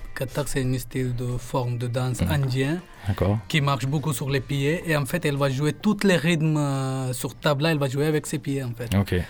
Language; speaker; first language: French; non-native, fluent; Hindi